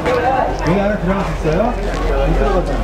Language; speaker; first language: Korean; native; Korean